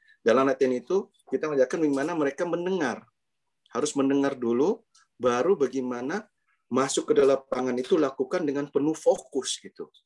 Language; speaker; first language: Indonesian; non-native, local second language; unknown